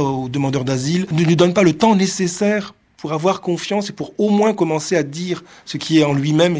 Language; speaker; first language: French; native; French